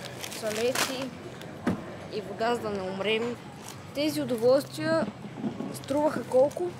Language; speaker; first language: Bulgarian; native; Bulgarian